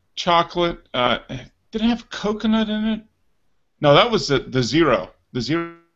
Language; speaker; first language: English; native; English